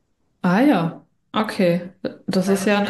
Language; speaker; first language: German; native; German